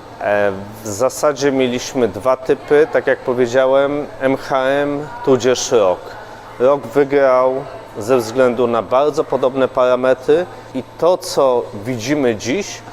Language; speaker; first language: Polish; native; Polish